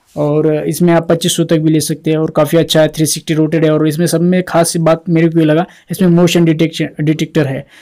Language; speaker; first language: Hindi; non-native, local second language; Marathi